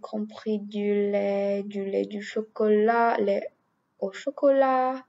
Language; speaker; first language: French; non-native, learner; English